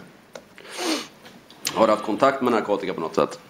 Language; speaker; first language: Swedish; native; Swedish